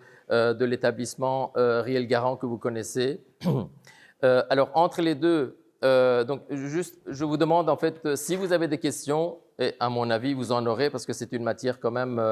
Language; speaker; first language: French; native; French